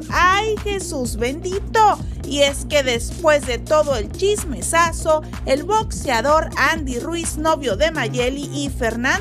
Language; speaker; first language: Spanish; native; Spanish